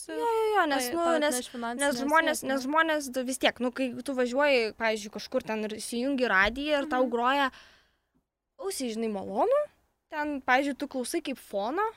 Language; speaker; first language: Lithuanian; non-native, local second language; Polish